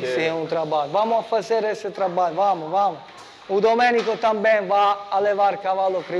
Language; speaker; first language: Portuguese; non-native, learner; Italian